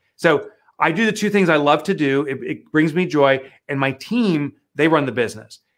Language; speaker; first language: English; native; English